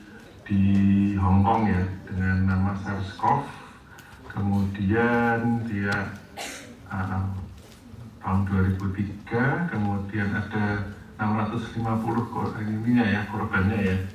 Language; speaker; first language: Indonesian; native; Indonesian